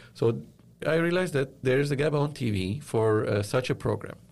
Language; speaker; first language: English; non-native, fluent; Arabic